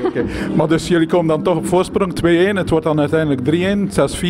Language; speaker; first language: Dutch; native; Dutch